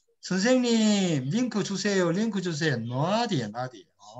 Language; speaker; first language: Korean; native; Korean